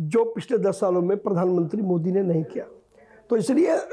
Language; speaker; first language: Hindi; native; Hindi